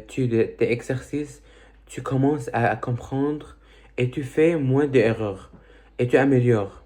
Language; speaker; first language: French; early bilingual, other home language; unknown